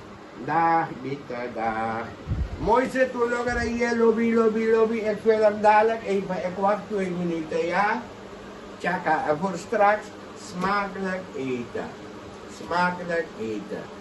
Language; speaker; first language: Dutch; non-native, local second language; Caribbean Hindustani